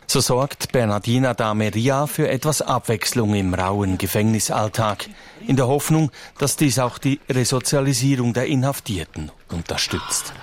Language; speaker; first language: German; native; German